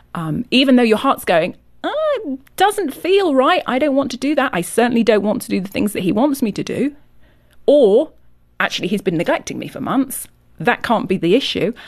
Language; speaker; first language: English; native; English